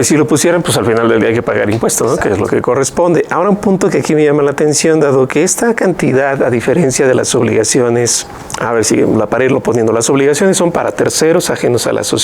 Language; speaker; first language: Spanish; native; Spanish